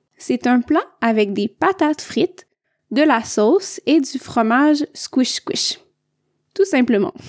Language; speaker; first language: French; native; French